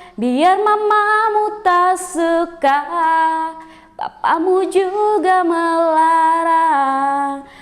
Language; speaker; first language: Indonesian; native; Indonesian